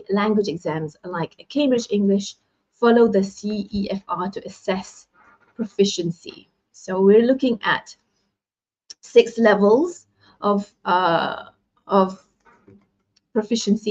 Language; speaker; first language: English; non-native, local second language; Malay